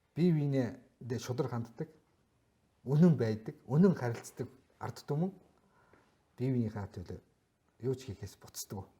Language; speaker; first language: Mongolian; non-native, local second language; Kazakh